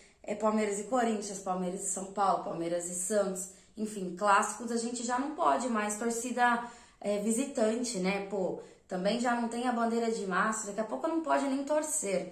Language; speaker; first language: Portuguese; native; Portuguese